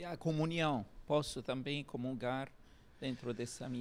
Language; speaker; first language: Portuguese; non-native, learner; Arabic